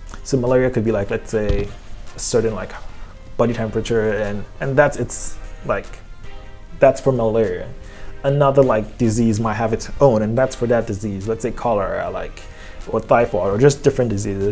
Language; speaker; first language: English; non-native, local second language; Yoruba